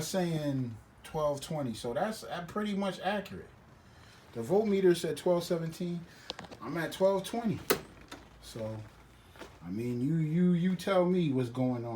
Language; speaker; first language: English; native; English